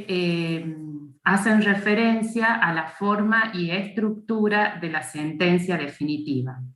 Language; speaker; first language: Spanish; native; Spanish